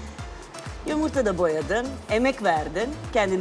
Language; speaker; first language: Turkish; non-native, fluent; Serbian